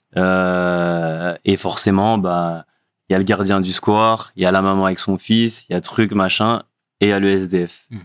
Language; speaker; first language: French; early bilingual, other home language; Fula